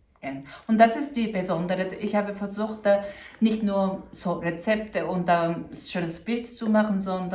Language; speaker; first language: German; non-native, fluent; Korean